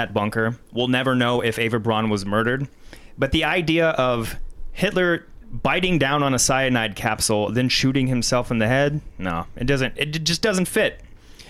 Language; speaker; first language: English; native; English